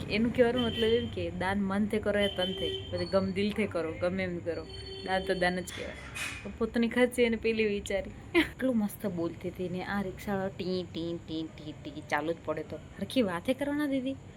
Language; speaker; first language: Gujarati; non-native, local second language; Kachhi